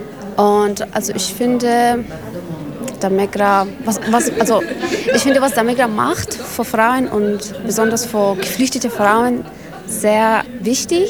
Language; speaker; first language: German; non-native, learner; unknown